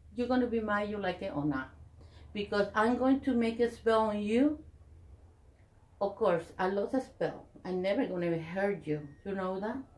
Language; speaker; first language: English; non-native, learner; Spanish